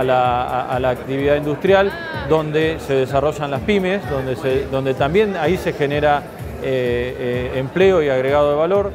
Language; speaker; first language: Spanish; native; Spanish